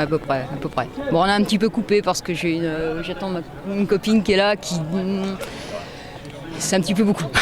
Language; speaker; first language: French; native; French